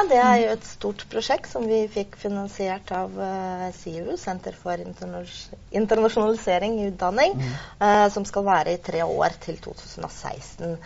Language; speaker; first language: Norwegian; non-native, fluent; Russian